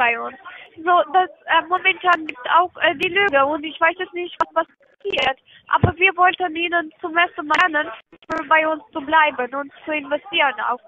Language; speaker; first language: German; non-native, learner; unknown